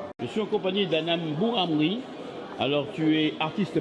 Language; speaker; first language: French; native; French